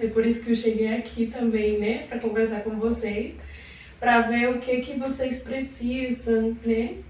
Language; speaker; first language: Portuguese; non-native, fluent; Spanish